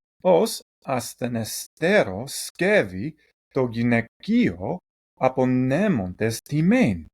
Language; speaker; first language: Greek; non-native, learner; English